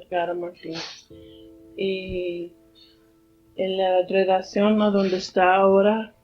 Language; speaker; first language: Spanish; early bilingual, heritage; Spanish